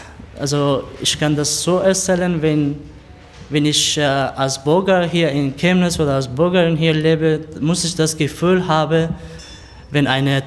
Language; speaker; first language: German; non-native, learner; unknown